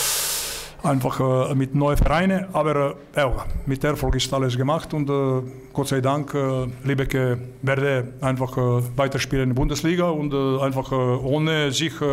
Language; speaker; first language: German; non-native, learner; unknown